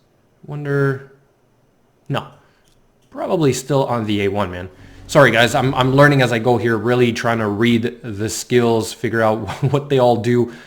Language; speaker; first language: English; native; English